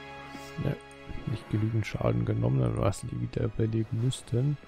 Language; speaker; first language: German; native; German